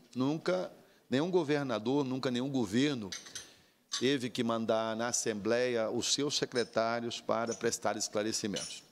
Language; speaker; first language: Portuguese; native; Portuguese